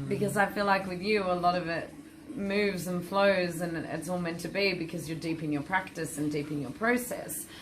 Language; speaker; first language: English; native; English